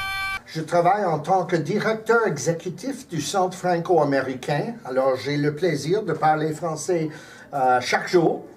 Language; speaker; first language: French; non-native, local second language; English